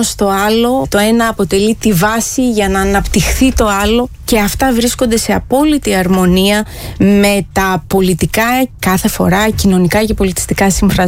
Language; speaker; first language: Greek; native; Greek